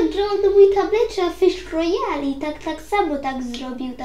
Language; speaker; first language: Polish; early bilingual, heritage; Polish